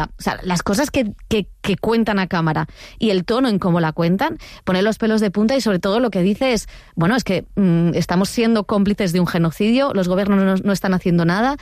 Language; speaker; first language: Spanish; native; Spanish